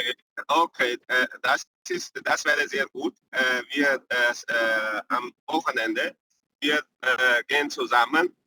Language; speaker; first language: German; non-native, learner; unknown